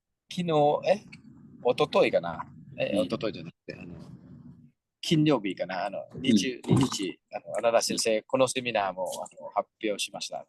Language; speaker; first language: Japanese; non-native, learner; Thai